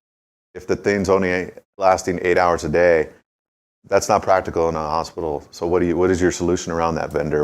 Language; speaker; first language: English; native; English